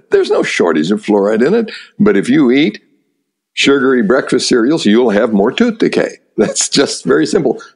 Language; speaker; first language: English; native; English